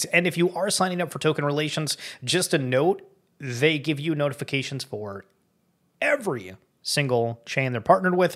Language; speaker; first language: English; native; English